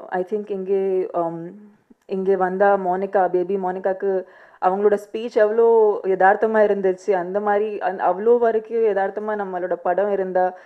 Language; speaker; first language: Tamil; non-native, learner; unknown